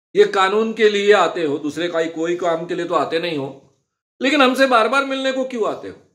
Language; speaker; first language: Hindi; non-native, local second language; Marathi